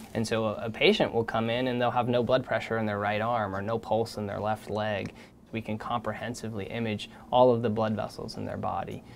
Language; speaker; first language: English; native; English